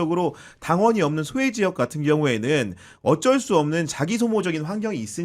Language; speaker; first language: Korean; native; Korean